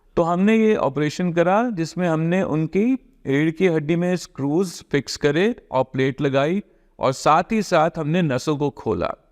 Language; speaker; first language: Hindi; native; Hindi